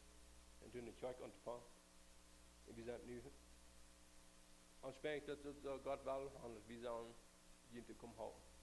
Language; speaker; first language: German; non-native, learner; Plautdietsch